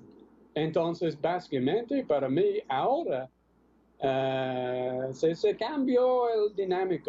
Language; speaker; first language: Spanish; non-native, fluent; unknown